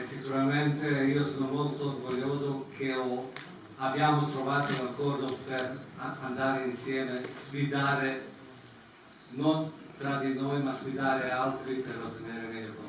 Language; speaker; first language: Italian; non-native, fluent; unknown